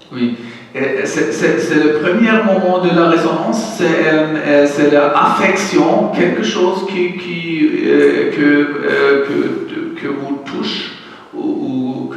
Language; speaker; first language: French; non-native, learner; German